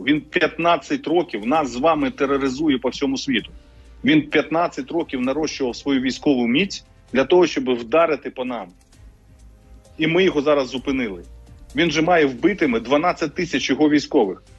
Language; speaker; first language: Ukrainian; native; Ukrainian